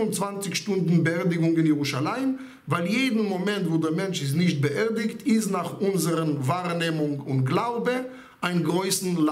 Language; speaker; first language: German; non-native, fluent; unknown